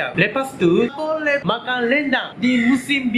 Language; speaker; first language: Indonesian; non-native, learner; Japanese